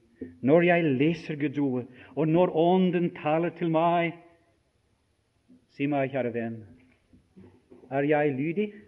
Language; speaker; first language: Norwegian; non-native, fluent; English